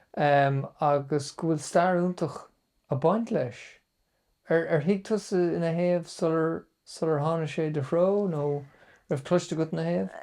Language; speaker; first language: Irish; native; Irish